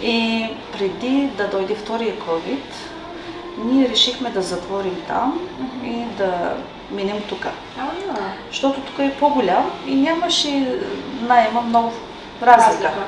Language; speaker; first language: Bulgarian; non-native, local second language; Turkish